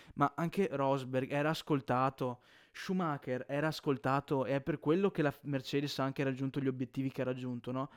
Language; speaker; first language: Italian; native; Italian